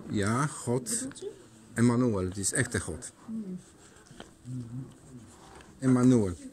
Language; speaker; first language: Dutch; non-native, learner; Polish